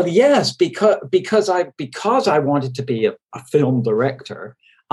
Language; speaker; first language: English; native; English